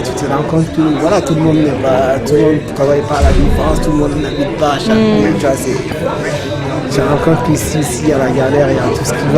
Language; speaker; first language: French; native; French